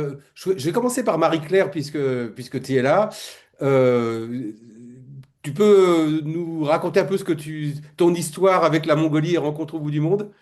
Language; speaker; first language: French; native; French